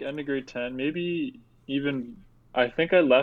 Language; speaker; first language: English; native; English